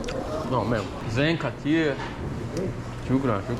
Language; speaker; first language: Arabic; non-native, learner; English